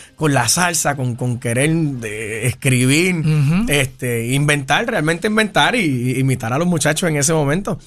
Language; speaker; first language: Spanish; native; Spanish